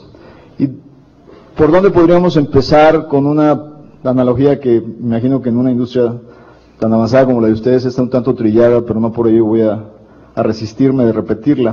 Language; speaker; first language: Spanish; native; Spanish